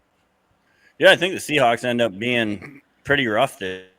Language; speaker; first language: English; native; English